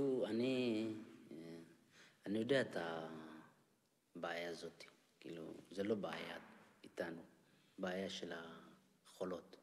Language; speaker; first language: Hebrew; non-native, learner; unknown